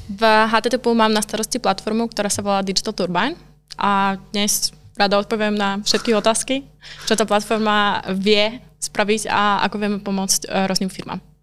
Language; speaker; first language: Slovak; non-native, local second language; Hungarian